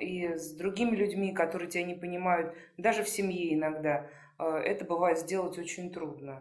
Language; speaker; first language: Russian; native; Russian